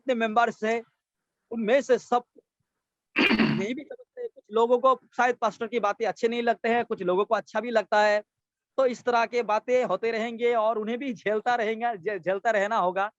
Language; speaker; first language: Hindi; non-native, local second language; Assamese